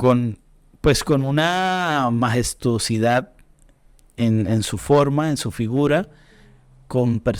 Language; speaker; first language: Spanish; native; Spanish